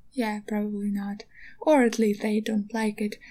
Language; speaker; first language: English; non-native, learner; Ukrainian